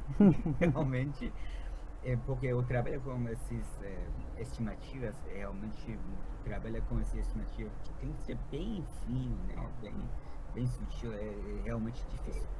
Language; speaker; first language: Portuguese; non-native, fluent; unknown